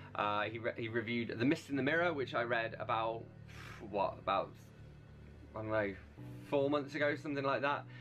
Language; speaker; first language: English; native; English